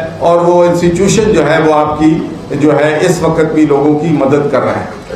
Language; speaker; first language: Urdu; non-native, local second language; Punjabi